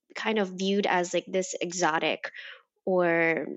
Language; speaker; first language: English; native; English